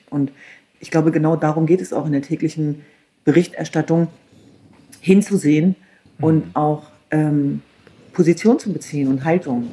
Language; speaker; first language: German; early bilingual, other home language; Kurdish